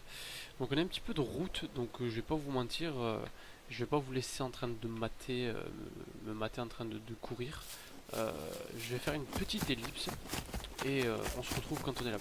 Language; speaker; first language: French; native; French